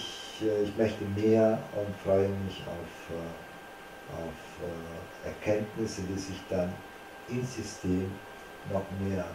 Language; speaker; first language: German; non-native, fluent; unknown